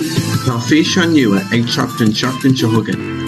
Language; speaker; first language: Irish; non-native, learner; English